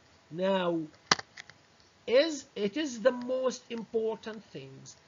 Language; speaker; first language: English; non-native, fluent; Arabic